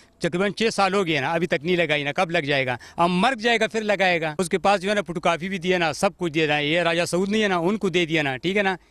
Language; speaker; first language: Urdu; non-native, local second language; Pashto